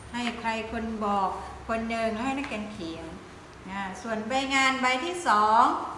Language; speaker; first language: Thai; non-native, local second language; Pattani Malay